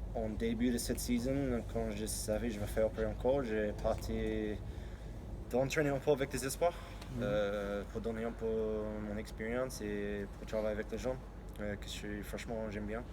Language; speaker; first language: French; non-native, learner; English